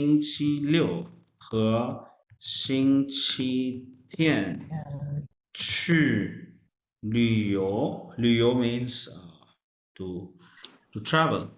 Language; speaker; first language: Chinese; non-native, fluent; Urdu